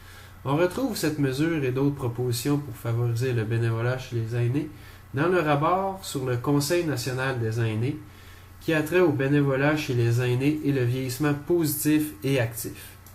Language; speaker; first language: French; native; French